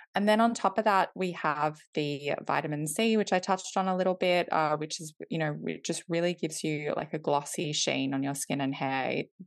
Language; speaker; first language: English; native; English